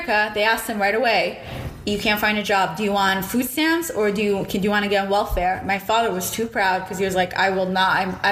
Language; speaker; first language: English; non-native, fluent; Russian